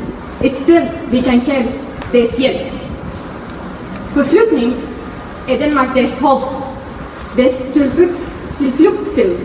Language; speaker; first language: Danish; non-native, fluent; Arabic